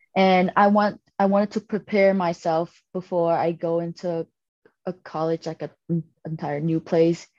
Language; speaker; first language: English; non-native, fluent; Vietnamese